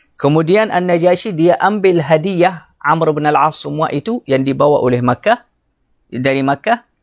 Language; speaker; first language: Malay; non-native, fluent; Arabic